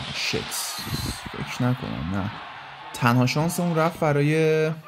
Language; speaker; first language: Persian; native; Persian